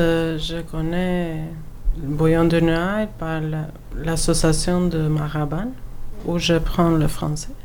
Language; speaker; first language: French; non-native, learner; Albanian